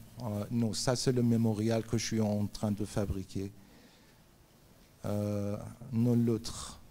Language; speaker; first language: French; non-native, fluent; Persian